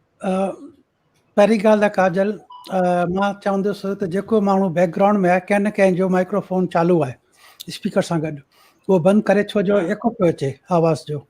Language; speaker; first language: Sindhi; early bilingual, heritage; Sindhi